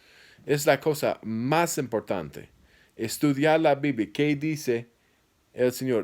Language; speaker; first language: Spanish; non-native, fluent; English